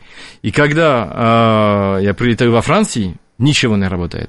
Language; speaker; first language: Russian; non-native, fluent; French